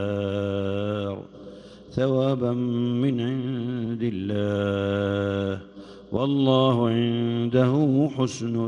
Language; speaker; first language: Arabic; native; Arabic